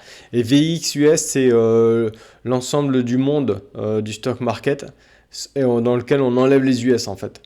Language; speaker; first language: French; native; French